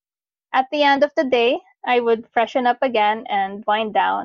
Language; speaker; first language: English; non-native, local second language; Filipino